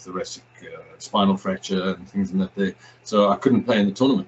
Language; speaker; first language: English; native; English